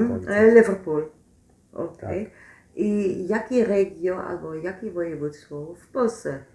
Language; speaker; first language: Polish; non-native, learner; Dutch